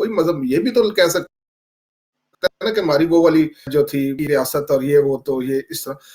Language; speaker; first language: Urdu; non-native, local second language; Punjabi